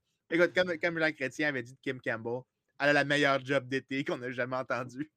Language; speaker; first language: French; native; French